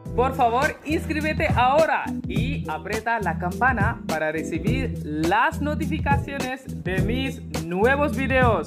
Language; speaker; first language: Spanish; non-native, learner; Hindi